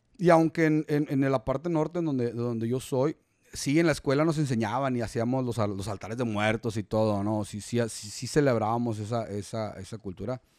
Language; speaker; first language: Spanish; native; Spanish